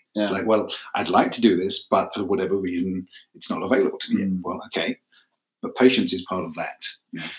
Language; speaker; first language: English; native; English